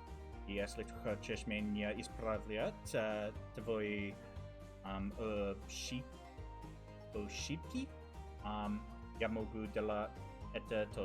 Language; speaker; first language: Russian; non-native, learner; English